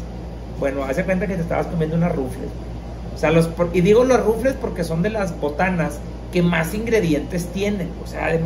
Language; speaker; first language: Spanish; native; Spanish